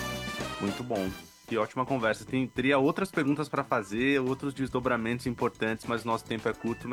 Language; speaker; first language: Portuguese; native; Portuguese